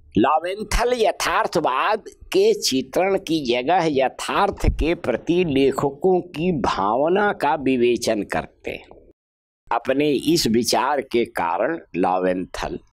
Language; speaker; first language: Hindi; native; Hindi